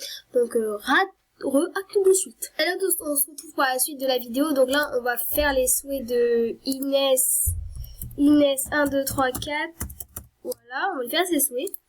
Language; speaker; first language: French; native; French